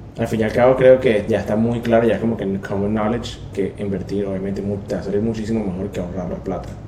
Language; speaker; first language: Spanish; native; Spanish